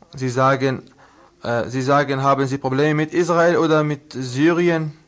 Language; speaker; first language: German; non-native, learner; Arabic